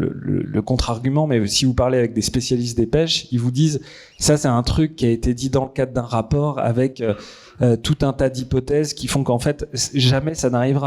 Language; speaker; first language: French; native; French